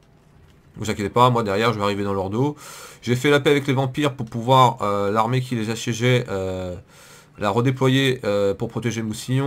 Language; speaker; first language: French; native; French